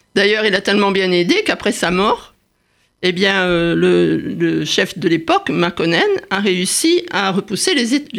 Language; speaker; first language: French; native; French